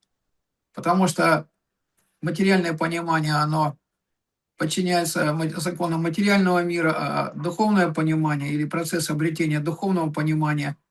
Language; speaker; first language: Russian; native; Russian